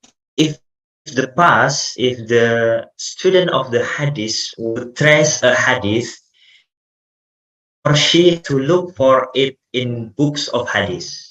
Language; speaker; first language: English; non-native, fluent; Indonesian